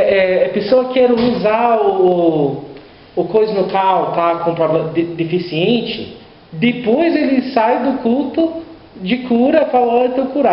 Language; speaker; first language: Portuguese; non-native, learner; English